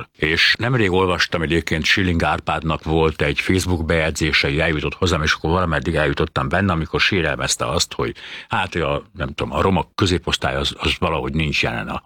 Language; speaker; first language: Hungarian; native; Hungarian